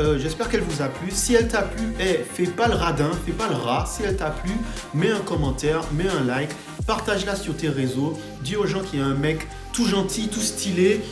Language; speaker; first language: French; non-native, fluent; English